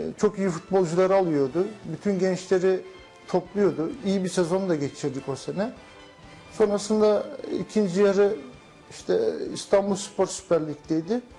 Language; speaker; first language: Turkish; early bilingual, heritage; Turkish